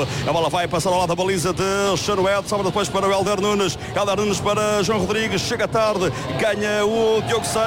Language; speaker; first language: Portuguese; native; Portuguese